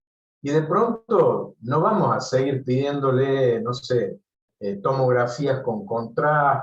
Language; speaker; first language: Spanish; native; Spanish